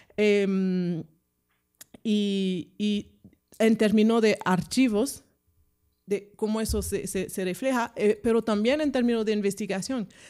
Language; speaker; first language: Spanish; non-native, fluent; French